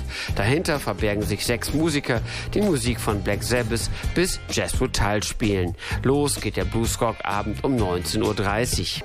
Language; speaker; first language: German; native; German